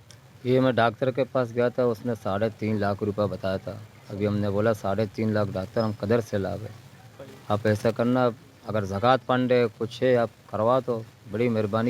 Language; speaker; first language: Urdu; non-native, local second language; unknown